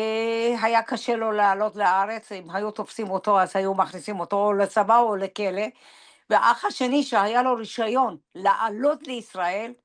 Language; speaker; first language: Hebrew; non-native, fluent; Persian